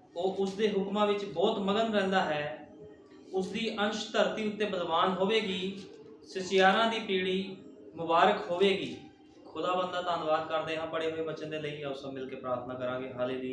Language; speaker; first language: Hindi; non-native, local second language; Punjabi